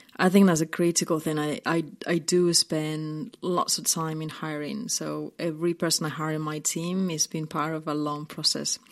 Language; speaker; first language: English; non-native, fluent; Spanish